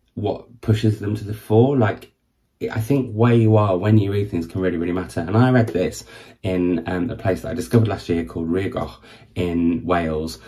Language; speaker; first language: English; native; English